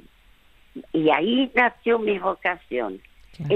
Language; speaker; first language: Spanish; early bilingual, other home language; French